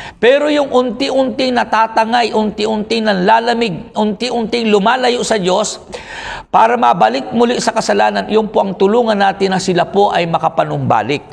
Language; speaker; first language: Filipino; native; Filipino